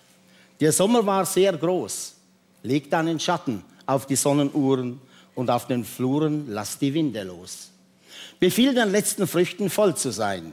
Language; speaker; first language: German; native; German